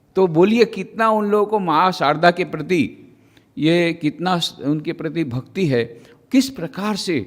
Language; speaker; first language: Hindi; non-native, local second language; Gujarati